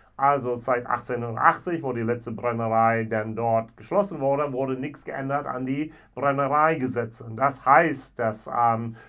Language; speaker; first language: German; non-native, fluent; English